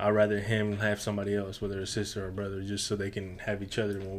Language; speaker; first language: English; non-native, fluent; Spanish